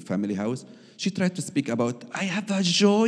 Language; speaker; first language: English; non-native, learner; Arabic